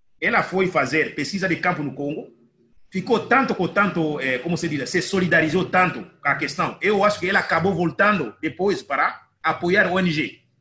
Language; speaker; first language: Portuguese; non-native, fluent; Lingala